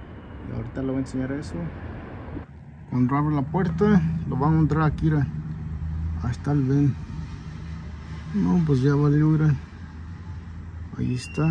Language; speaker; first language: Spanish; early bilingual, heritage; Spanish